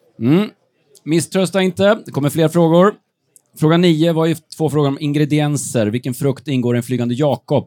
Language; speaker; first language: Swedish; native; Swedish